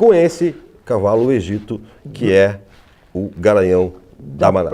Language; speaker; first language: Portuguese; native; Portuguese